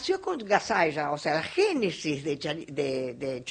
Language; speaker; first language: Spanish; native; Spanish